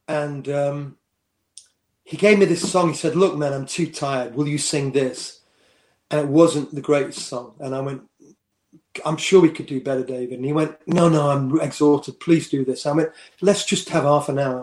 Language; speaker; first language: English; native; English